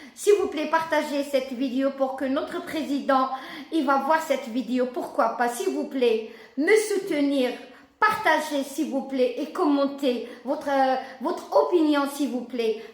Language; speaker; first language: French; non-native, local second language; Arabic